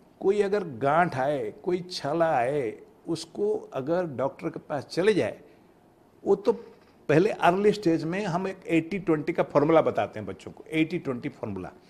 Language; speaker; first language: Hindi; non-native, local second language; Odia